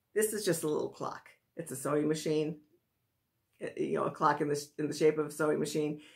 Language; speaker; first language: English; native; English